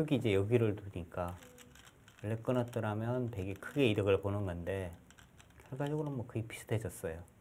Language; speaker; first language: Korean; native; Korean